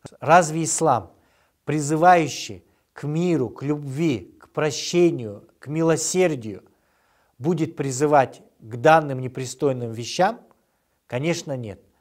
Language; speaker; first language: Russian; non-native, local second language; Kyrgyz